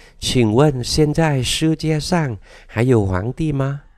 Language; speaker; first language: Chinese; non-native, fluent; Vietnamese